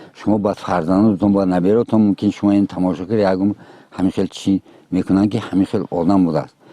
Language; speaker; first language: Tajik; native; Tajik